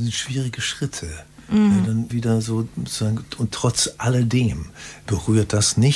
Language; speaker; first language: German; native; German